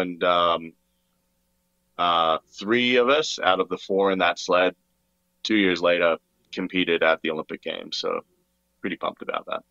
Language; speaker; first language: English; native; English